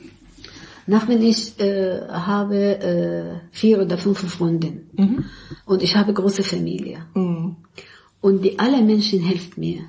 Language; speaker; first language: German; non-native, learner; Arabic